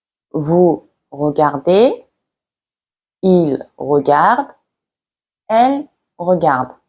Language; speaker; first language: French; non-native, fluent; Mongolian